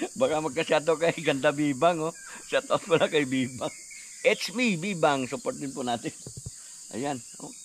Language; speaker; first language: Filipino; non-native, local second language; Cebuano